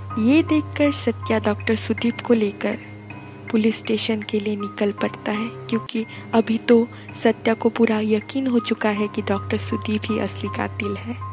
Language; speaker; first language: Hindi; non-native, local second language; Bangla